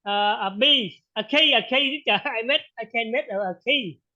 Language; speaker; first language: English; non-native, learner; Vietnamese